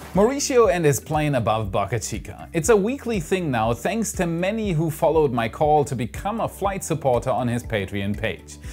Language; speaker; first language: English; non-native, fluent; German